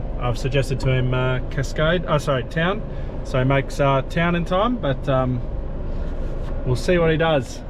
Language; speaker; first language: English; native; English